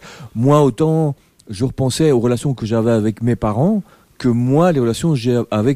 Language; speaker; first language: French; native; French